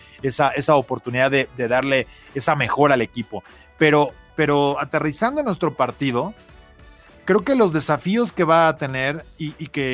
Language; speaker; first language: Spanish; native; Spanish